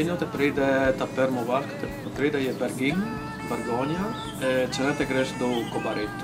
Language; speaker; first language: Slovenian; early bilingual, heritage; Slovenian